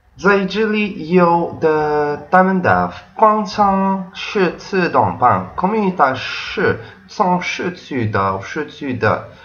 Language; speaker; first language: Chinese; non-native, learner; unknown